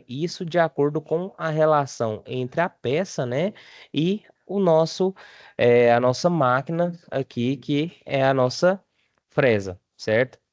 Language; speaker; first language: Portuguese; native; Portuguese